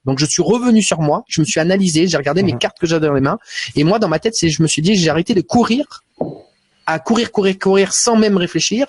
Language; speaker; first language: French; native; French